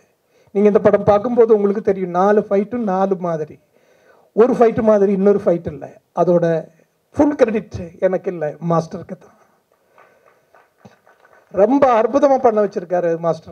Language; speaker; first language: Tamil; non-native, fluent; Malayalam